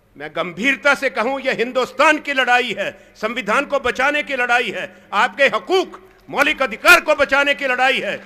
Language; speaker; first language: Hindi; native; Hindi